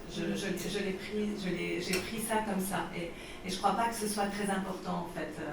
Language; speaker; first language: French; non-native, local second language; Arabic